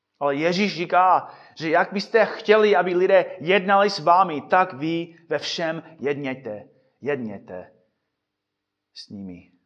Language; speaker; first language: Czech; non-native, fluent; English